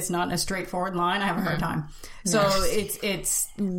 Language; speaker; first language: English; native; English